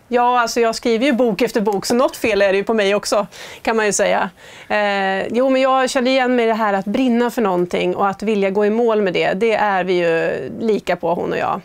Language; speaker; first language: Swedish; native; Swedish